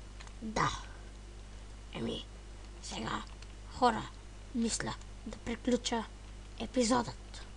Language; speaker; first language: Bulgarian; native; Bulgarian